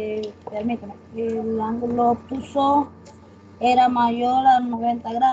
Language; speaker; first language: Spanish; native; Spanish